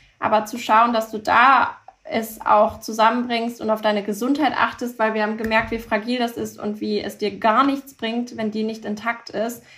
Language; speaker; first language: German; early bilingual, other home language; Turkish